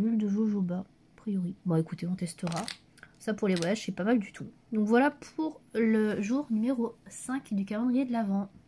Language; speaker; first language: French; native; French